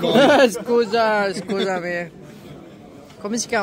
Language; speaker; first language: Italian; non-native, learner; Hindi